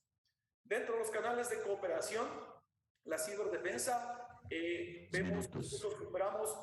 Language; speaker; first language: Spanish; native; Spanish